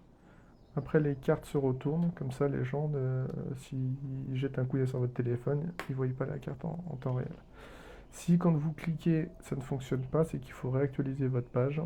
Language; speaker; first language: French; native; French